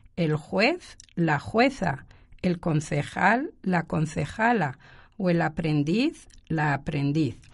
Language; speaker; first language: Spanish; native; Spanish